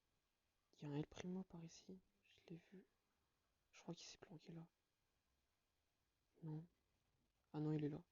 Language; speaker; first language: French; native; French